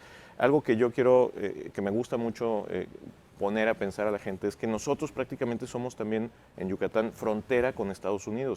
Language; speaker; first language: Spanish; native; Spanish